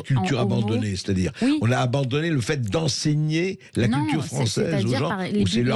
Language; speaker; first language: French; native; French